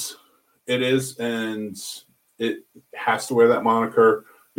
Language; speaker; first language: English; native; English